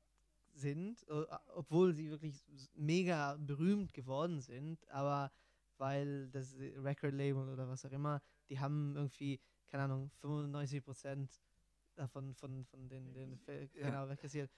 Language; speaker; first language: German; non-native, fluent; Italian